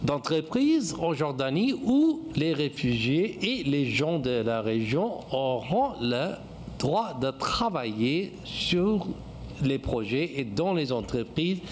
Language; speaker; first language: French; non-native, fluent; English